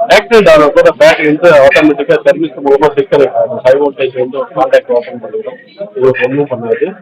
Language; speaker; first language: Tamil; native; Tamil